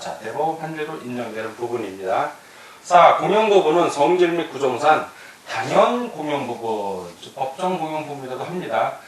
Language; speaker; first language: Korean; native; Korean